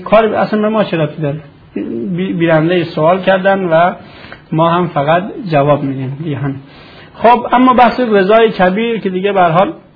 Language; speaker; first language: Persian; native; Persian